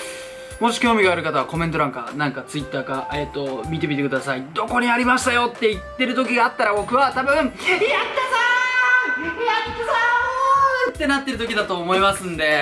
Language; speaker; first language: Japanese; native; Japanese